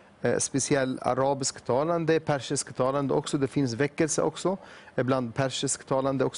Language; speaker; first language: Swedish; non-native, fluent; Arabic